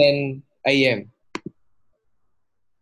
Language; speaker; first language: English; non-native, learner; Vietnamese